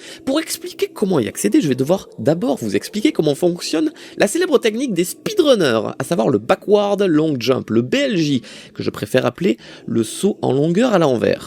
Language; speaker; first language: French; native; French